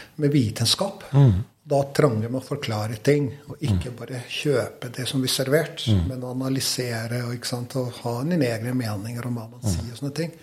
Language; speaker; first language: Norwegian; non-native, fluent; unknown